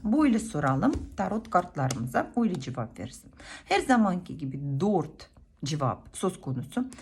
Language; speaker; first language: Turkish; non-native, fluent; Russian